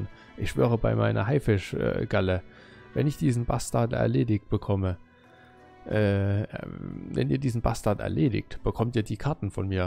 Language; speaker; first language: German; native; German